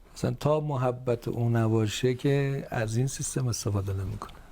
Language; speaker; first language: Persian; native; Persian